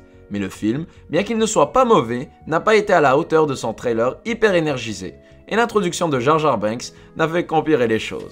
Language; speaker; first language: French; native; French